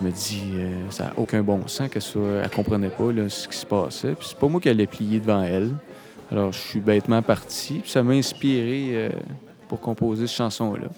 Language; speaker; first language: French; native; French